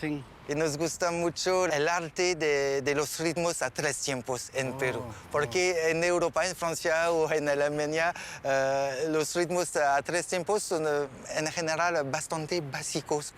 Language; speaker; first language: Spanish; non-native, learner; French